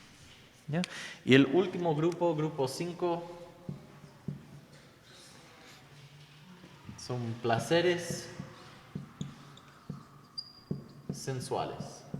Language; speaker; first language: Spanish; non-native, fluent; English